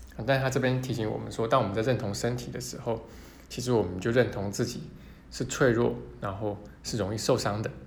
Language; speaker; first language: Chinese; native; Chinese